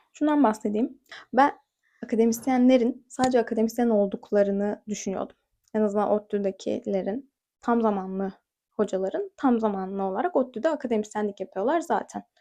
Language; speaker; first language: Turkish; native; Turkish